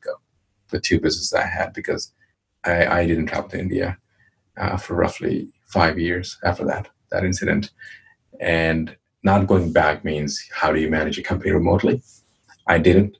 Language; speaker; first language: English; non-native, local second language; Hindi